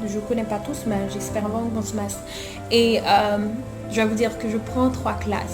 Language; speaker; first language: French; non-native, local second language; Haitian Creole